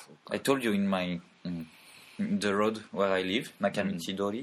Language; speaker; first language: English; non-native, fluent; French